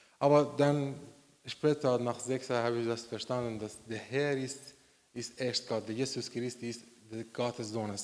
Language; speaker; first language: German; non-native, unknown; Persian